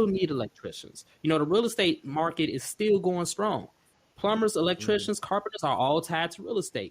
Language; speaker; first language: English; native; English